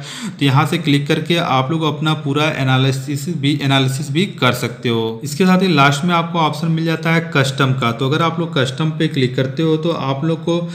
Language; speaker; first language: Hindi; native; Hindi